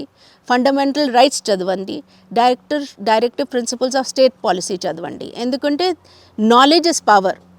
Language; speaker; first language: Telugu; non-native, local second language; Hindi